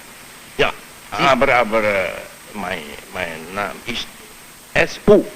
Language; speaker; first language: German; non-native, fluent; Javanese